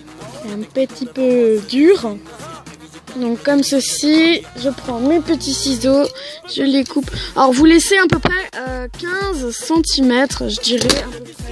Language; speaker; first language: French; native; French